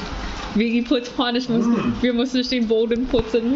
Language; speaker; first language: German; non-native, learner; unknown